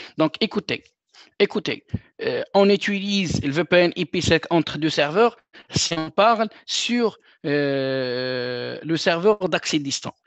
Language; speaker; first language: French; non-native, local second language; Arabic